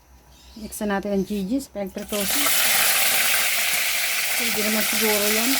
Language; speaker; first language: Filipino; native; Filipino